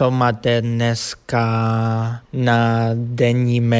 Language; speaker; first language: Czech; non-native, learner; Spanish